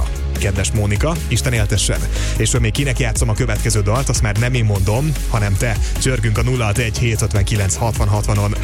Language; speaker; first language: Hungarian; native; Hungarian